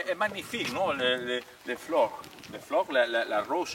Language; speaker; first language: French; non-native, learner; Spanish